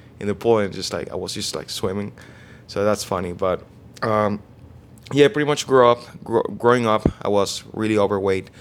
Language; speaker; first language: English; non-native, fluent; Spanish